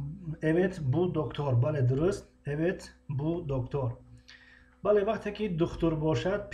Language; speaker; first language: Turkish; non-native, fluent; Tajik